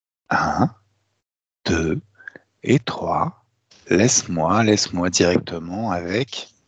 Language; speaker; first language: French; native; French